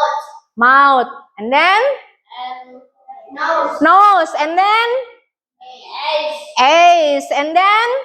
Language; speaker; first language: English; non-native, learner; Indonesian